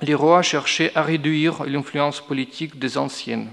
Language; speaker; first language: French; non-native, fluent; Russian